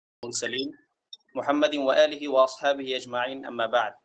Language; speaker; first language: Arabic; non-native, fluent; Urdu